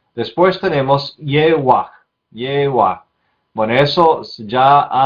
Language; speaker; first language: Spanish; non-native, fluent; English